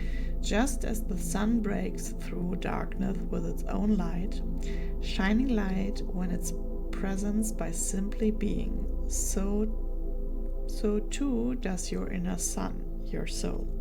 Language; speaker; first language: English; non-native, fluent; German